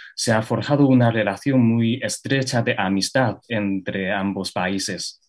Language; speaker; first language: Spanish; non-native, fluent; Chinese